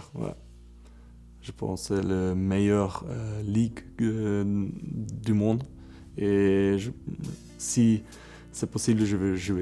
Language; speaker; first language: French; non-native, local second language; Dutch